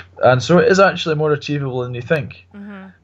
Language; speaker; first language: English; native; English